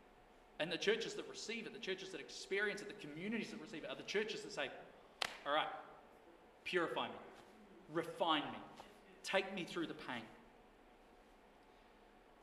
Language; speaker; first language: English; native; English